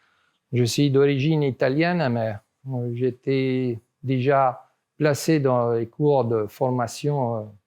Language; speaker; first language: French; non-native, learner; Italian